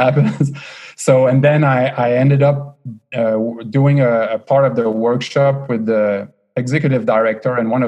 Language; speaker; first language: English; non-native, fluent; French